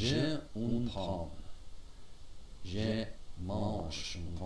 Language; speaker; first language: French; non-native, learner; English